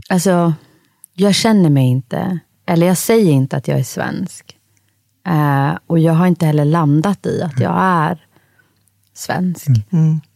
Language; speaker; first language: Swedish; early bilingual, other home language; Somali